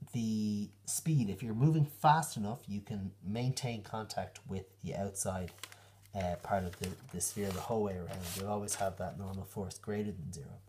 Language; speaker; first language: English; native; English